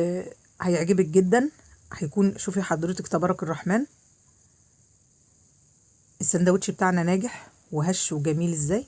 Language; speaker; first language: Arabic; native; Arabic